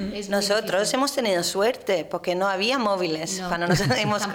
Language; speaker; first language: Spanish; non-native, fluent; English